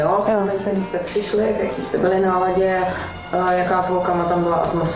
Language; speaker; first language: Czech; native; Czech